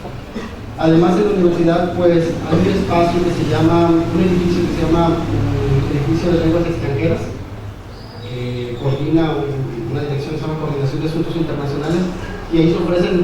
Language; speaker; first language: Spanish; native; Spanish